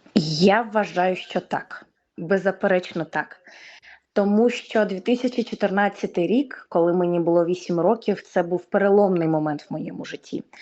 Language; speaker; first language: Ukrainian; native; Ukrainian